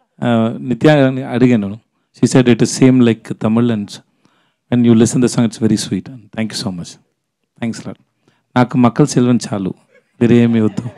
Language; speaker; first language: Telugu; non-native, learner; Tamil